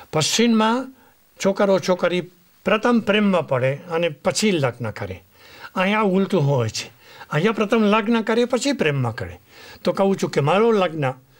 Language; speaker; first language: Gujarati; non-native, fluent; Spanish